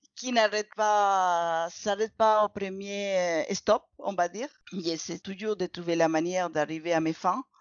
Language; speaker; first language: French; non-native, fluent; Spanish